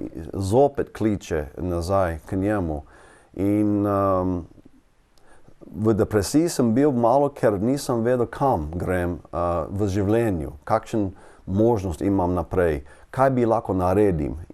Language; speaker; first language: Slovenian; non-native, learner; English